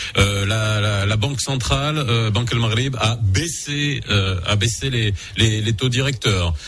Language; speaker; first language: French; non-native, local second language; Arabic